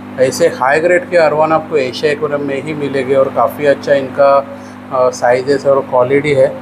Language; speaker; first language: Hindi; non-native, local second language; Marathi